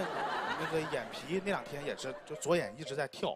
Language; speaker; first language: Chinese; native; Chinese